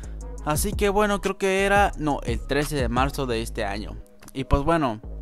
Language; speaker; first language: Spanish; native; Spanish